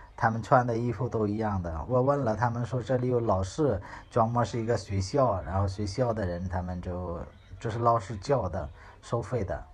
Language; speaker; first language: Chinese; non-native, learner; Hindi